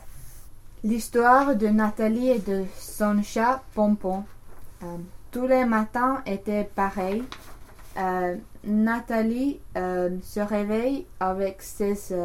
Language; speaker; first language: French; non-native, learner; English